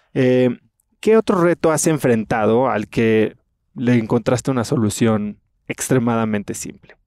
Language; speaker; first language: Spanish; native; Spanish